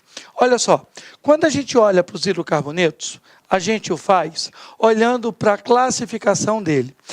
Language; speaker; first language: Portuguese; native; Portuguese